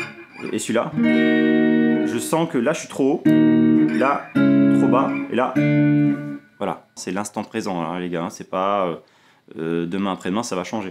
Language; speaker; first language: French; native; French